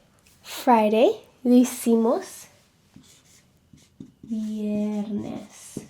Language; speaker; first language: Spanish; non-native, learner; English